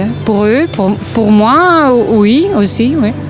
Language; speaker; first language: French; non-native, local second language; Dutch